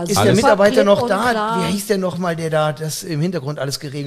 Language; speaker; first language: German; native; German